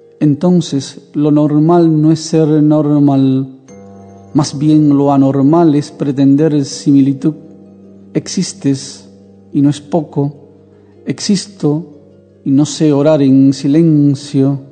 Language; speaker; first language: Spanish; native; Spanish